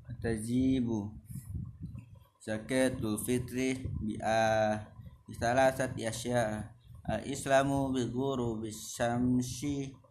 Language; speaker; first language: Arabic; non-native, learner; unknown